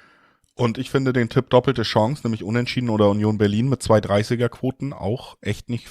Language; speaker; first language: German; native; German